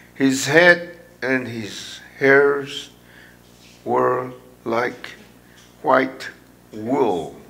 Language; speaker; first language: English; non-native, local second language; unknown